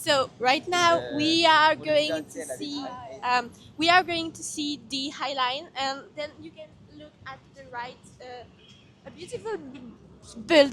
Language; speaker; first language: English; non-native, learner; French